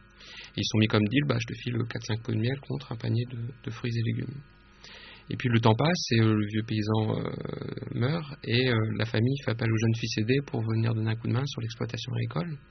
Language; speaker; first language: French; native; French